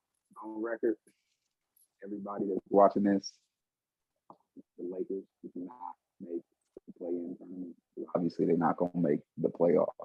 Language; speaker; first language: English; native; English